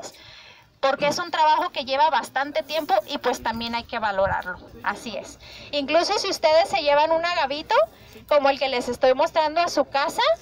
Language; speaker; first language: Spanish; native; Spanish